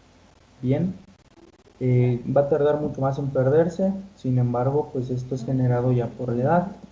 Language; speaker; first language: Spanish; native; Spanish